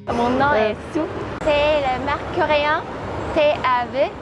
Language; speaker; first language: French; non-native, learner; Korean